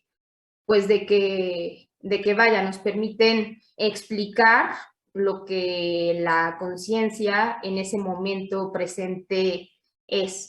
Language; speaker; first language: Spanish; native; Spanish